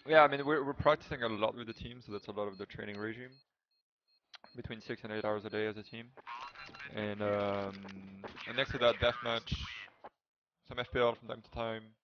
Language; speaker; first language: English; non-native, fluent; French